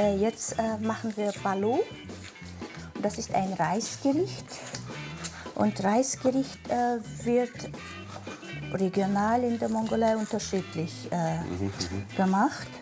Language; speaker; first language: German; non-native, fluent; Mongolian